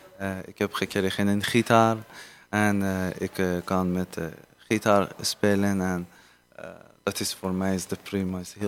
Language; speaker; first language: Dutch; non-native, learner; Persian